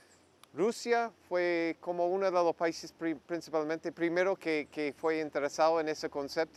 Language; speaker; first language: Spanish; non-native, fluent; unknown